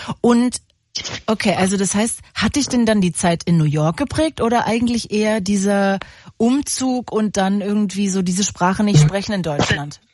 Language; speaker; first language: German; native; German